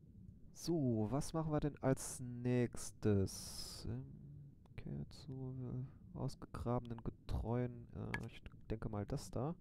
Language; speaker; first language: German; native; German